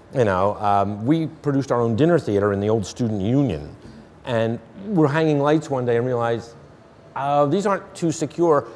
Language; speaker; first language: English; native; English